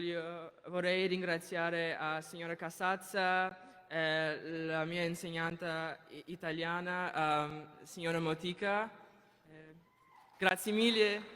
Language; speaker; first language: Italian; non-native, learner; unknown